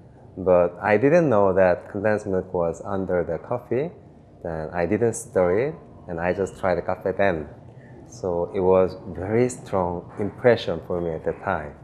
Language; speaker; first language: English; non-native, fluent; Korean